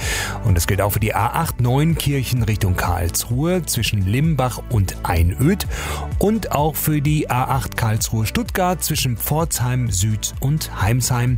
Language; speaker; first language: German; native; German